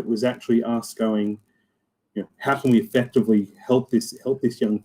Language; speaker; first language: English; native; English